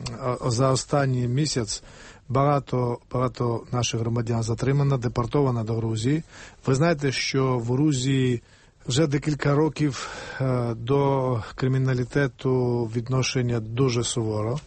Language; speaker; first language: Ukrainian; non-native, fluent; Georgian